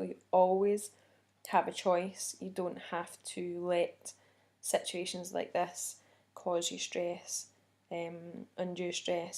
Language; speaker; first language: English; native; English